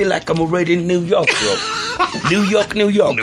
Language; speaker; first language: English; non-native, local second language; Luo (Kenya and Tanzania)